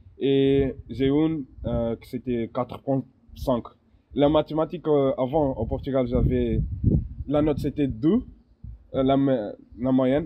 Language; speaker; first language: French; non-native, learner; Portuguese